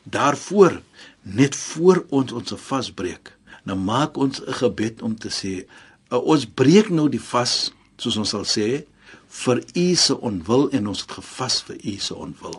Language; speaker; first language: Afrikaans; non-native, fluent; Arabic